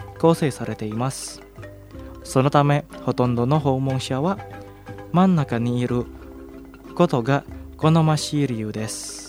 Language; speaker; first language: Japanese; non-native, fluent; Indonesian